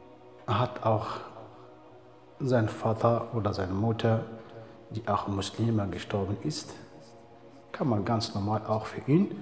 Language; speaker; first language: German; non-native, fluent; Arabic